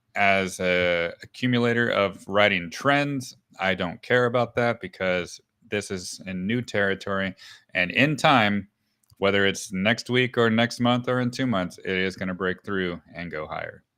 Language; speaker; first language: English; native; English